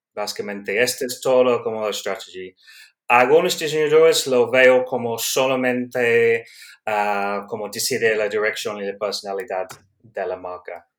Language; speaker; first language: Spanish; non-native, learner; English